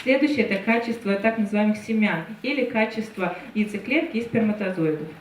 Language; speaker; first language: Russian; native; Russian